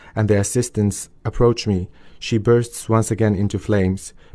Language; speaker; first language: English; early bilingual, other home language; Albanian